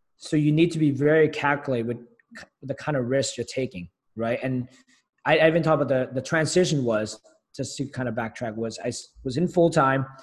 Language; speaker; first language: English; early bilingual, other home language; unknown